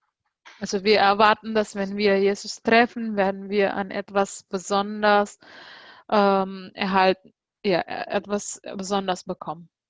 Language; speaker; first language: German; non-native, fluent; Indonesian